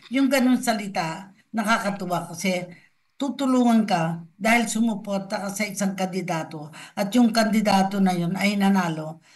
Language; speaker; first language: Filipino; native; Filipino